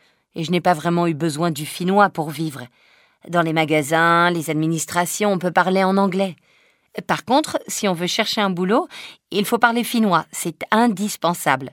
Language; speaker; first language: French; native; French